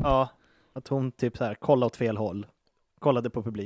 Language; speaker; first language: Swedish; native; Swedish